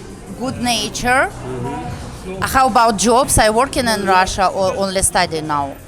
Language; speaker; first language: English; non-native, learner; Russian